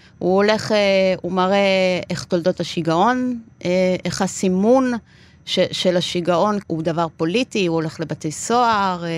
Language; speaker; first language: Hebrew; non-native, fluent; Spanish